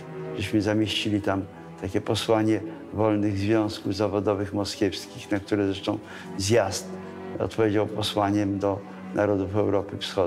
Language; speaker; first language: Polish; native; Polish